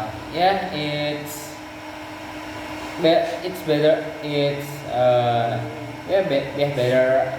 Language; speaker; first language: English; non-native, learner; Indonesian